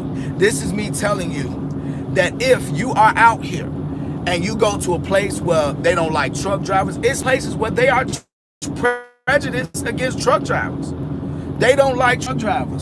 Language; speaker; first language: English; native; English